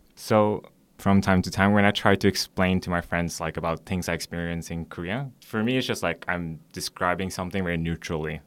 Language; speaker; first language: English; non-native, fluent; Norwegian